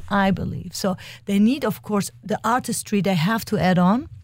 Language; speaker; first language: English; early bilingual, other home language; German